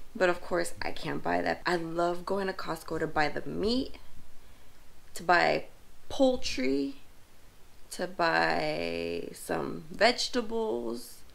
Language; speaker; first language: English; early bilingual, other home language; Spanish